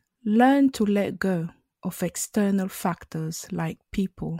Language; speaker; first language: English; non-native, local second language; French